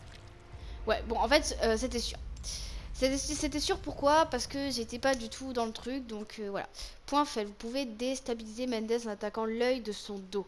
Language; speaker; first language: French; native; French